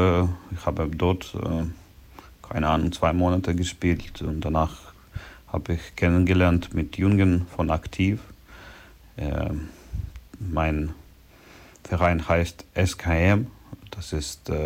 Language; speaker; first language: German; non-native, learner; Ukrainian